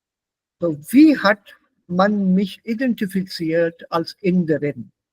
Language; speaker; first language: German; non-native, fluent; Hindi